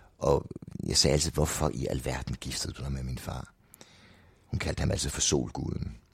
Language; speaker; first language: Danish; native; Danish